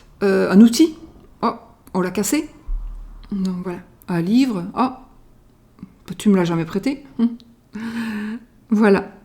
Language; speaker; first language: French; native; French